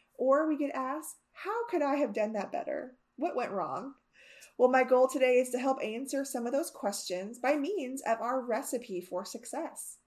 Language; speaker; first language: English; native; English